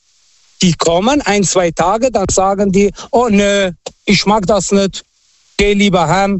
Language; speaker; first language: German; non-native, fluent; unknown